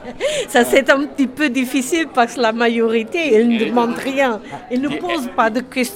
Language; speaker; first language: French; non-native, learner; German